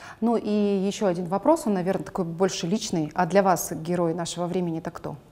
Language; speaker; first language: Russian; native; Russian